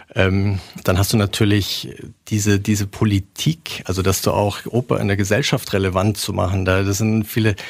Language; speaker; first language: German; native; German